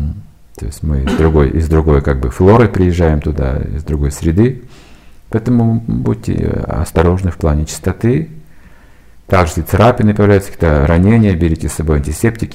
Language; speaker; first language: Russian; native; Russian